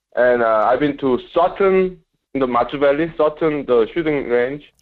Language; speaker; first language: English; non-native, fluent; Korean